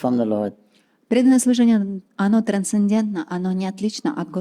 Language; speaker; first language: Russian; native; Russian